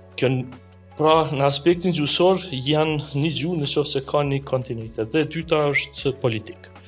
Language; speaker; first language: Albanian; native; Albanian